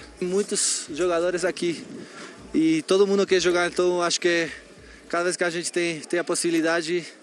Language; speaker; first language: Portuguese; non-native, fluent; Spanish